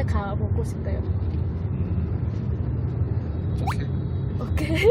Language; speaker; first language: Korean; non-native, learner; Vietnamese